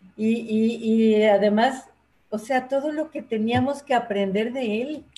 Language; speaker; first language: Spanish; native; Spanish